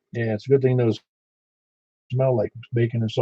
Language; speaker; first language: English; native; English